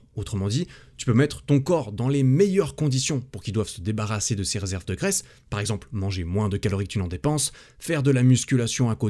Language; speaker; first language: French; native; French